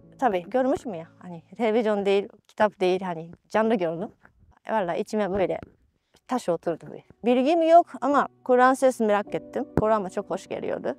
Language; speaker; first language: Turkish; non-native, fluent; Japanese